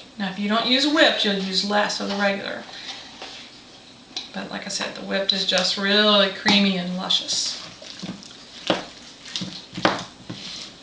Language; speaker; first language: English; native; English